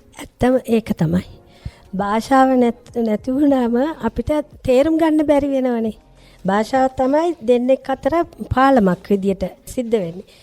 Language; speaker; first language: Sinhala; non-native, local second language; Tamil